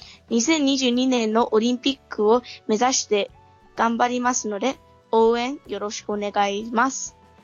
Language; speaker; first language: Japanese; early bilingual, other home language; English